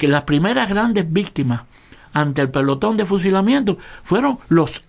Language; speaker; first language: Spanish; native; Spanish